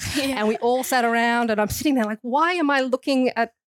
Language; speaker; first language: English; native; English